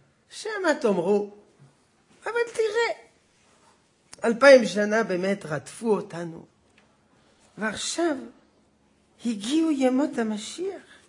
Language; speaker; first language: Hebrew; non-native, fluent; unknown